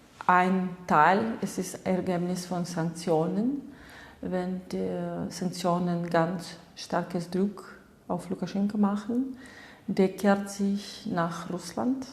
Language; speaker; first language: German; non-native, fluent; Russian